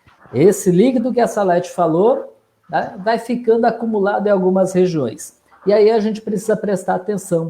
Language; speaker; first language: Portuguese; native; Portuguese